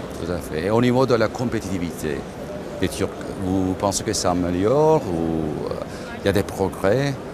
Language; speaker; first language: French; non-native, fluent; Turkish